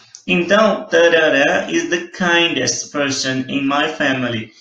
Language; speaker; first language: English; non-native, fluent; Portuguese